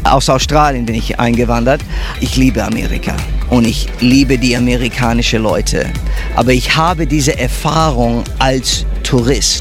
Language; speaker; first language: German; non-native, fluent; English